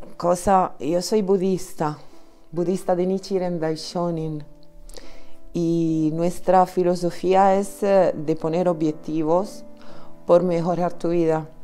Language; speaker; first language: Spanish; non-native, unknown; Italian